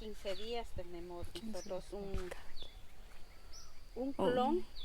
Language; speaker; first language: Spanish; native; Spanish